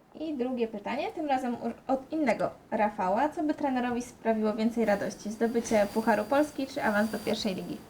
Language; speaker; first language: Polish; native; Polish